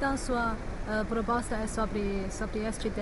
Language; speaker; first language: Portuguese; non-native, fluent; Chinese